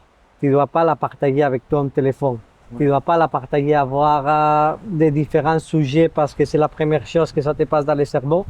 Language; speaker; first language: French; non-native, fluent; Spanish